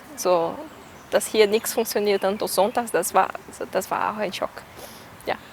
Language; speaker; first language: German; non-native, learner; Portuguese